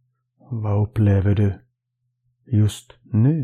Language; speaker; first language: Swedish; non-native, fluent; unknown